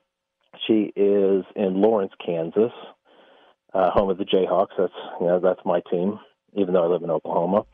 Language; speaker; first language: English; native; English